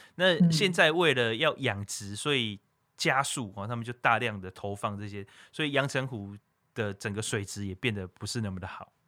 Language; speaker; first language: Chinese; native; Chinese